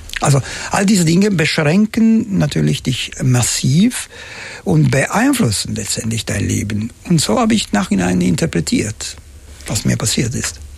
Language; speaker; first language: German; non-native, fluent; Italian